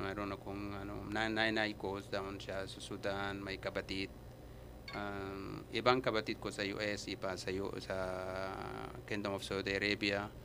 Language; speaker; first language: Filipino; non-native, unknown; Arabic